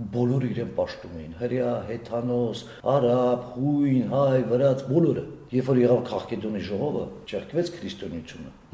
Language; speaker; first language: Armenian; early bilingual, heritage; Armenian